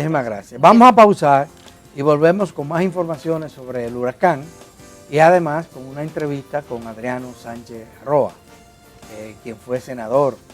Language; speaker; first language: Spanish; native; Spanish